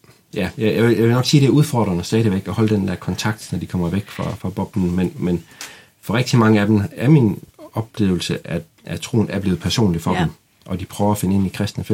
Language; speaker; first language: Danish; native; Danish